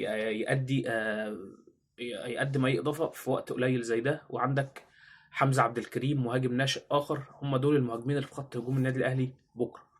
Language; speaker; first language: Arabic; native; Arabic